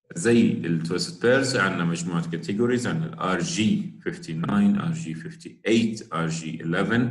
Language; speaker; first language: Arabic; native; Arabic